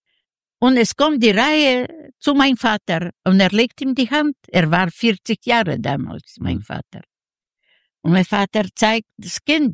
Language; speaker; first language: German; non-native, learner; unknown